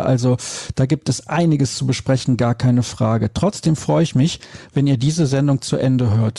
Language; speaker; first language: German; native; German